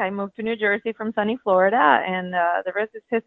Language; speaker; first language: English; non-native, fluent; Spanish